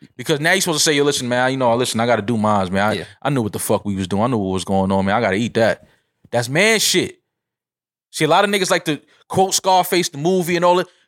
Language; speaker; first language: English; native; English